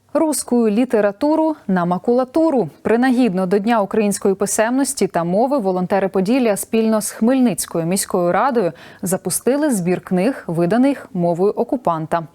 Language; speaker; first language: Ukrainian; native; Ukrainian